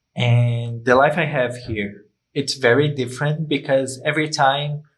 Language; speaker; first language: English; non-native, fluent; Portuguese